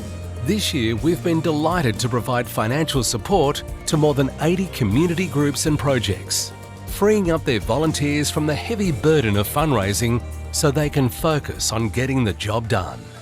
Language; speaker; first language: English; native; English